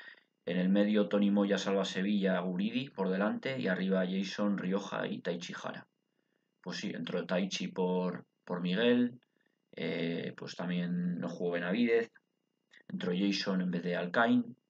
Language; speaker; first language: Spanish; native; Spanish